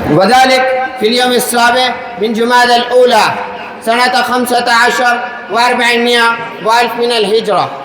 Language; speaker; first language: Arabic; non-native, learner; Urdu